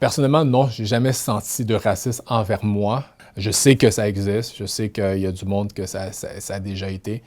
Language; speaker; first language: French; early bilingual, other home language; Haitian Creole